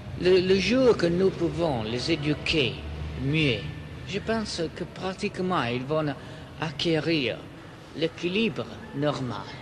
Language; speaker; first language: French; non-native, fluent; Italian